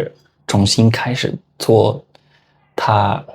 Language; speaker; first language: Chinese; non-native, fluent; Spanish